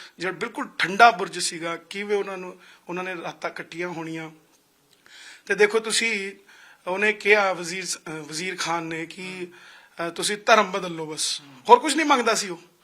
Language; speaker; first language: Punjabi; non-native, local second language; Hindi